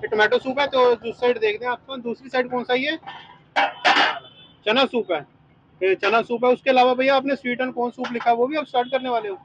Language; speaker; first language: Hindi; non-native, local second language; Punjabi